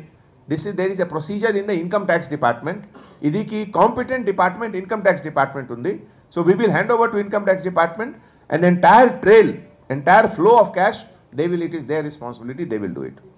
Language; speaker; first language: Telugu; non-native, fluent; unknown